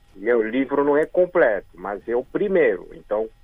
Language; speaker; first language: Portuguese; early bilingual, other home language; Korean